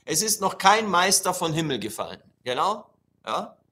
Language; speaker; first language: German; non-native, fluent; Italian